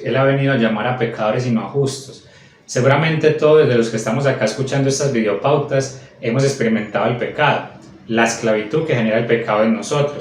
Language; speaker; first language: Spanish; native; Spanish